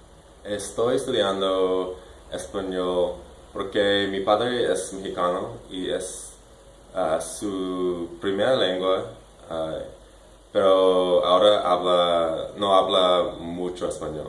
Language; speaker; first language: Spanish; non-native, learner; English